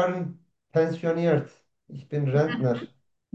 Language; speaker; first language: German; non-native, learner; Turkish